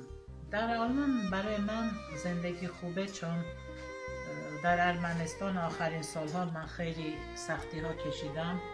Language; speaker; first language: Persian; non-native, local second language; Armenian